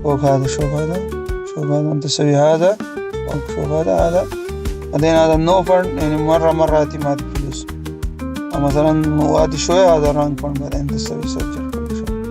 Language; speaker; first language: Arabic; non-native, learner; Urdu